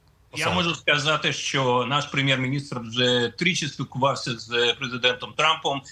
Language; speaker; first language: Ukrainian; non-native, fluent; Russian